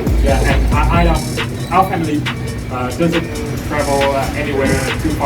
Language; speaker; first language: English; non-native, fluent; Vietnamese